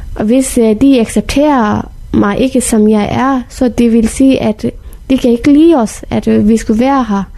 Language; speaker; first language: Danish; non-native, fluent; Persian